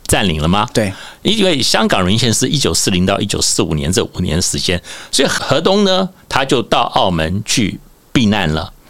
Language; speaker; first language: Chinese; native; Chinese